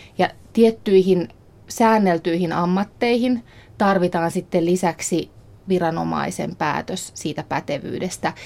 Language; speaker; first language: Finnish; native; Finnish